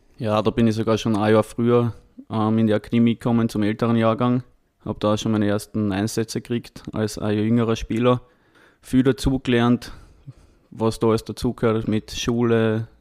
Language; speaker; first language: German; native; German